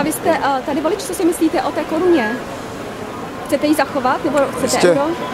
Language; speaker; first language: Czech; native; Czech